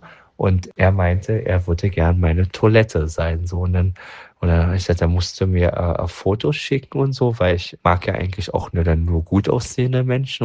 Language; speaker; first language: German; non-native, fluent; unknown